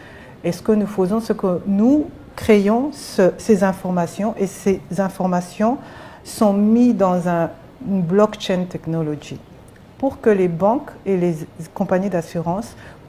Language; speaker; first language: French; non-native, local second language; Kinyarwanda